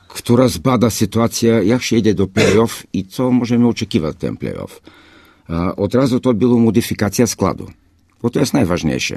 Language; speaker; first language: Polish; non-native, fluent; Bulgarian